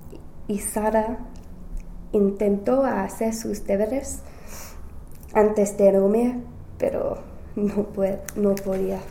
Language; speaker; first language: Spanish; non-native, learner; English